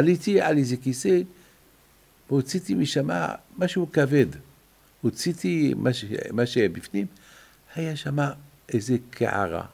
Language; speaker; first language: Hebrew; non-native, fluent; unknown